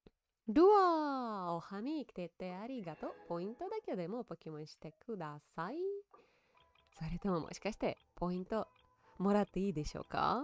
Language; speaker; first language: Japanese; non-native, learner; Russian